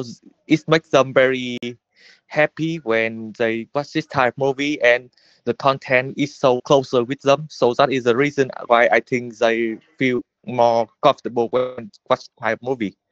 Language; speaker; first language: English; non-native, learner; Vietnamese